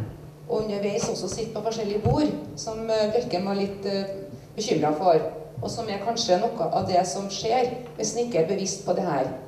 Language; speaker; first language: Norwegian; native; Norwegian